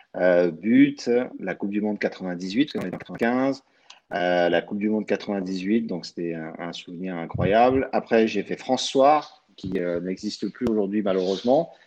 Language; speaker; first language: French; early bilingual, other home language; Arabic